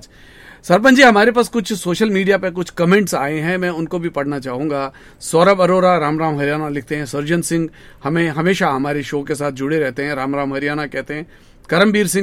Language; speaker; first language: Hindi; native; Hindi